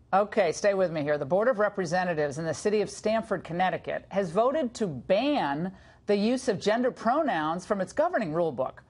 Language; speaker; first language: English; native; English